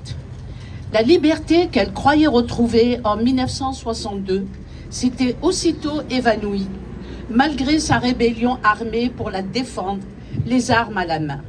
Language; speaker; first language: French; non-native, local second language; Kabyle